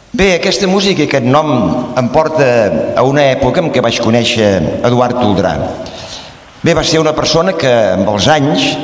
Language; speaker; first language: Catalan; native; Catalan